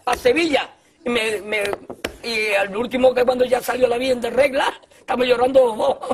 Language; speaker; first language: Spanish; native; Spanish